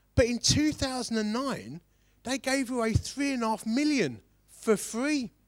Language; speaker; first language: English; native; English